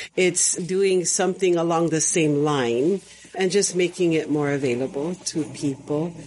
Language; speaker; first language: English; native; English